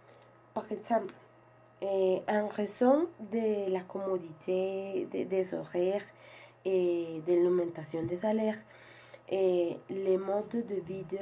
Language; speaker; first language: French; non-native, learner; Spanish